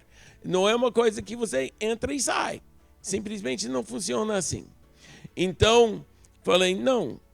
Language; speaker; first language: Portuguese; non-native, local second language; English